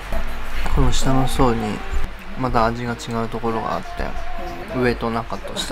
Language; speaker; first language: Japanese; native; Japanese